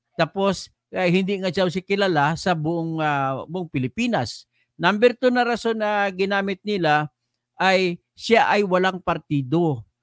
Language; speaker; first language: Filipino; non-native, local second language; Hiligaynon